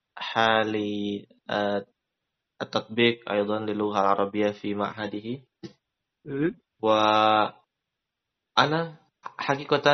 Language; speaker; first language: Arabic; non-native, fluent; Indonesian